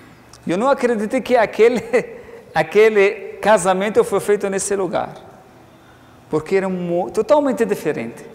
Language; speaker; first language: Portuguese; non-native, learner; Arabic